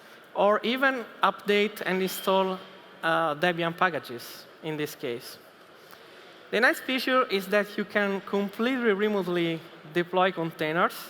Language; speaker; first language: English; non-native, fluent; Italian